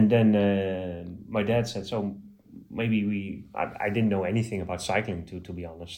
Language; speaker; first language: English; non-native, fluent; Dutch